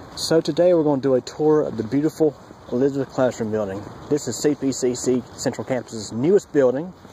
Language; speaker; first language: English; native; English